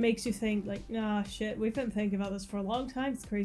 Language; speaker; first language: English; native; English